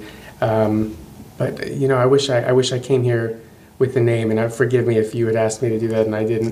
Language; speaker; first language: English; native; English